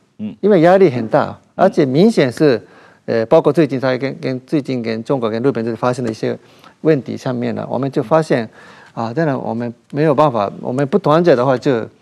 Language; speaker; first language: Chinese; non-native, fluent; Japanese